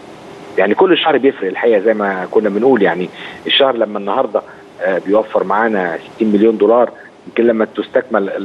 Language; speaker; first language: Arabic; native; Arabic